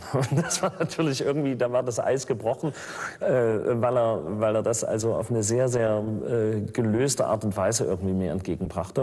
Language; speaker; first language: German; native; German